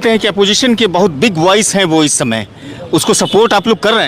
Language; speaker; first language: Hindi; native; Hindi